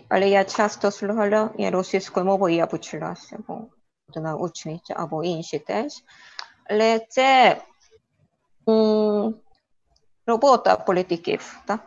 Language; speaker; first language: Ukrainian; non-native, learner; Korean